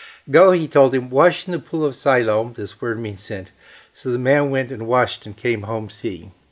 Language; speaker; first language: English; native; English